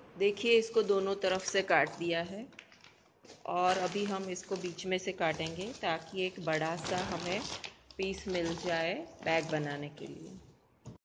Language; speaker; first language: Hindi; non-native, local second language; Gujarati